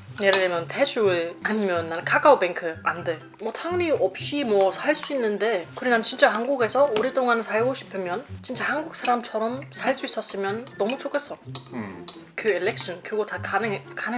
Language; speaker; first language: Korean; non-native, fluent; German